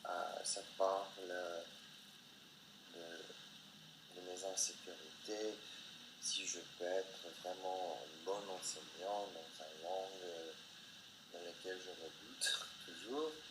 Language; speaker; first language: French; non-native, fluent; English